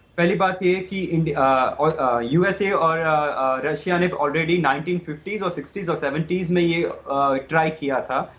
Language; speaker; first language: Hindi; non-native, local second language; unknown